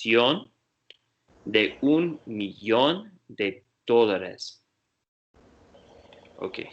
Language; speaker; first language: Spanish; non-native, learner; English